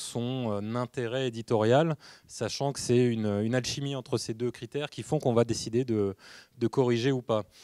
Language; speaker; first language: French; native; French